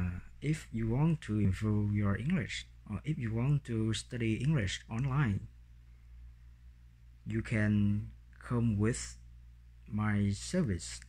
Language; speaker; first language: English; non-native, learner; Vietnamese